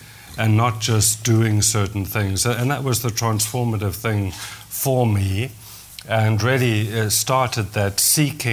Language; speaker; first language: English; native; English